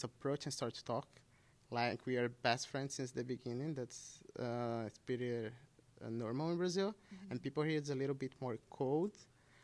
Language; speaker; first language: English; non-native, fluent; Portuguese